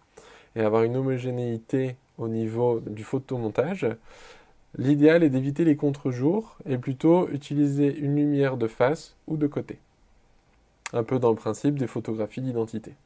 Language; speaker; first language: French; native; French